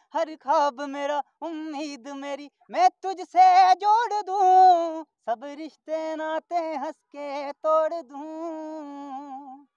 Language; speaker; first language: Hindi; native; Hindi